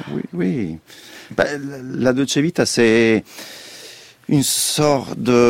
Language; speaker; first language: French; non-native, fluent; Italian